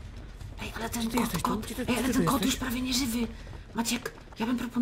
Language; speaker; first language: Polish; native; Polish